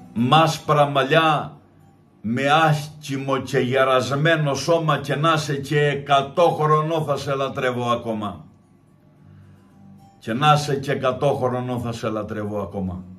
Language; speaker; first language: Greek; native; Greek